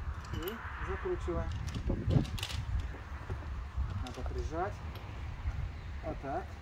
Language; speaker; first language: Russian; native; Russian